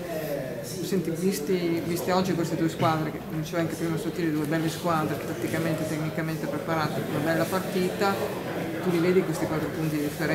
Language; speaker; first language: Italian; native; Italian